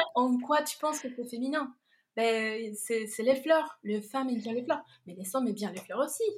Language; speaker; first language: French; non-native, fluent; Spanish